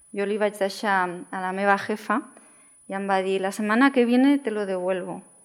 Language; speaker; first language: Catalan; non-native, local second language; Spanish